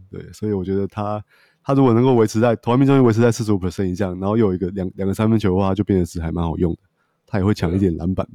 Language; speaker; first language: Chinese; native; Chinese